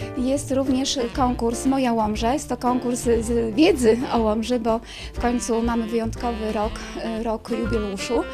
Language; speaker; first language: Polish; native; Polish